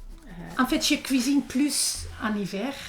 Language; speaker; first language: French; non-native, fluent; Dutch